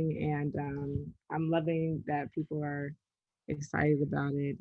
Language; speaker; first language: English; native; English